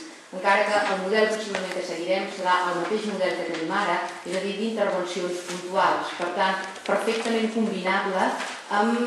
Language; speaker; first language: Catalan; native; Catalan